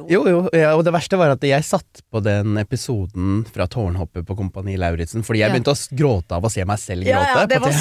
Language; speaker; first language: Norwegian; early bilingual, other home language; Tamil